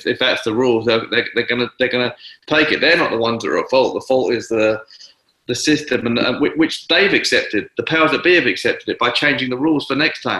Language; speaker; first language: English; native; English